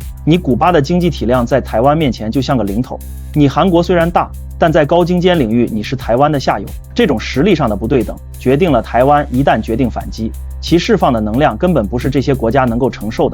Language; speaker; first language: Chinese; native; Chinese